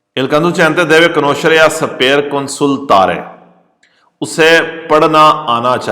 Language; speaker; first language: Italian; non-native, fluent; Urdu